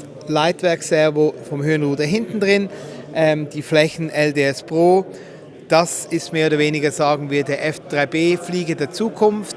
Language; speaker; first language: German; native; German